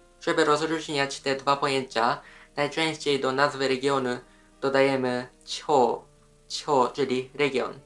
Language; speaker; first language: Polish; non-native, fluent; Japanese